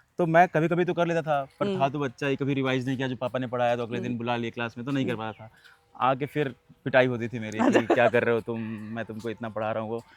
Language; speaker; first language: Hindi; native; Hindi